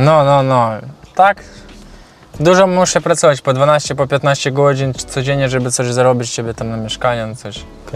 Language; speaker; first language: Polish; non-native, learner; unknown